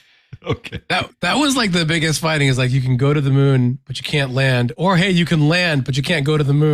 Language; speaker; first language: English; native; English